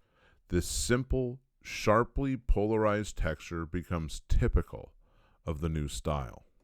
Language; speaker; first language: English; native; English